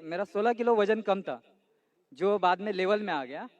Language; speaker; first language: Hindi; non-native, local second language; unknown